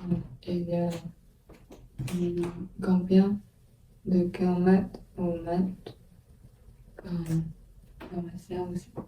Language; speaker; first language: French; non-native, learner; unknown